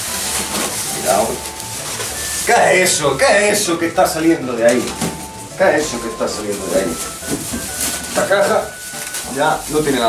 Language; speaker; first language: Spanish; native; Spanish